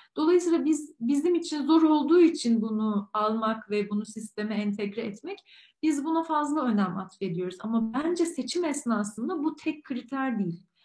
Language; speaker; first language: Turkish; native; Turkish